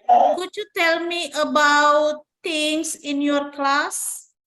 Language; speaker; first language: English; non-native, learner; Indonesian